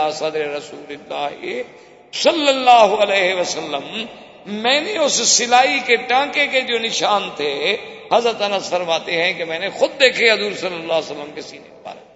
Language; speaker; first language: Urdu; native; Urdu